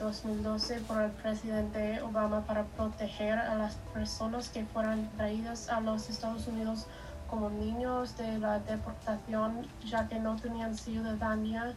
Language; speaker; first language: Spanish; non-native, learner; English